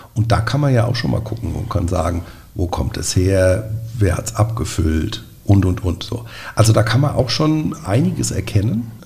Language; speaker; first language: German; native; German